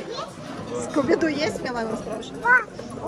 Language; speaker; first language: Russian; native; Russian